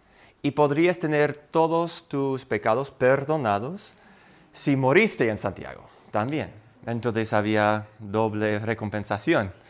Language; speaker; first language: Spanish; non-native, fluent; English